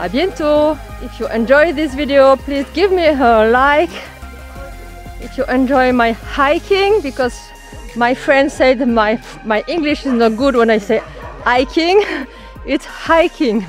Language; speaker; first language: English; non-native, learner; French